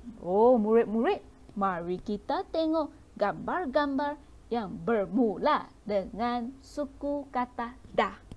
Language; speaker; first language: Malay; non-native, local second language; Chinese